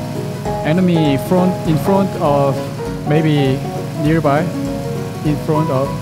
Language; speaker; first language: English; non-native, learner; Korean